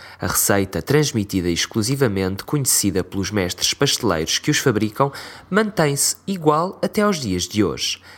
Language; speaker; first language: Portuguese; native; Portuguese